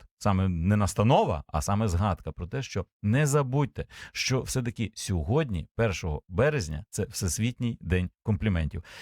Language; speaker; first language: Ukrainian; native; Ukrainian